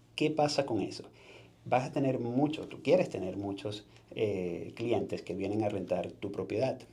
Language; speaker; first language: Spanish; native; Spanish